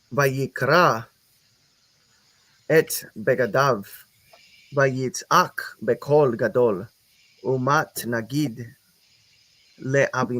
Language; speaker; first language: Hebrew; non-native, learner; English